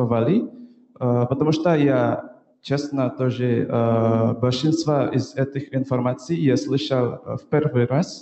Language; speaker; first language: Russian; non-native, fluent; Indonesian